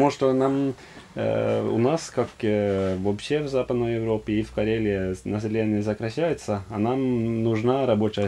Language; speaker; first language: Russian; non-native, fluent; Norwegian